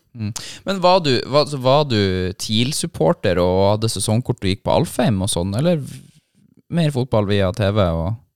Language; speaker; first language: Norwegian; native; Norwegian